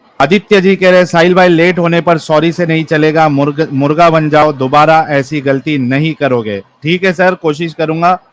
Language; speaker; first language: Hindi; native; Hindi